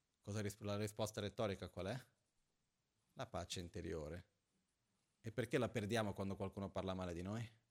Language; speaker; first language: Italian; non-native, fluent; Portuguese